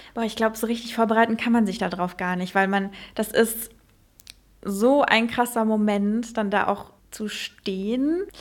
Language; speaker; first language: German; early bilingual, heritage; Dutch